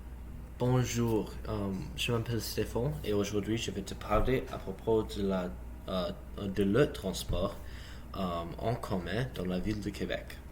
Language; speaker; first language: French; non-native, learner; English